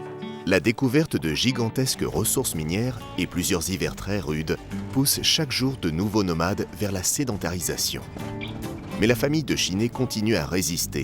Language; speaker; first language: French; native; French